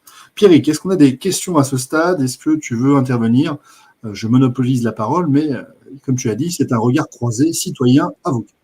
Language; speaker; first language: French; native; French